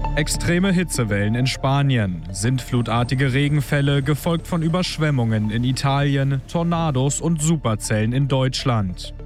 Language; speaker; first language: German; non-native, learner; Turkish